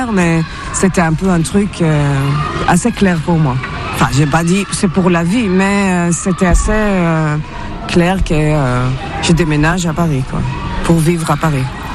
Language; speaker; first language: French; non-native, fluent; Hebrew